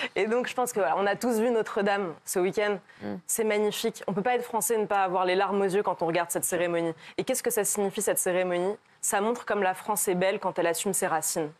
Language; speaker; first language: French; native; French